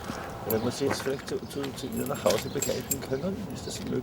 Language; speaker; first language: German; native; German